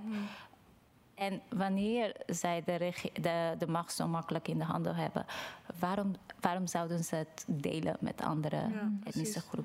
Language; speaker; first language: Dutch; non-native, fluent; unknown